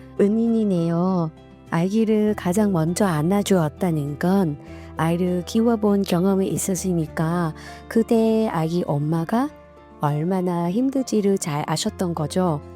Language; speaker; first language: Korean; non-native, fluent; Vietnamese